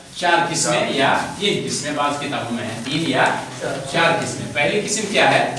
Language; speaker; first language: Urdu; native; Urdu